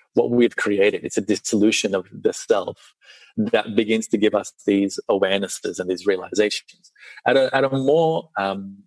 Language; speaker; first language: English; early bilingual, other home language; Sinhala